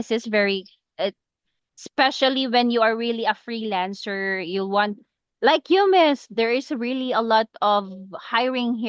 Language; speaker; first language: English; non-native, local second language; Cebuano